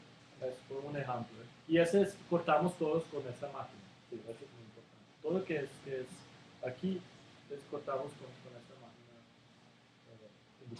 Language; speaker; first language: Spanish; non-native, learner; Serbian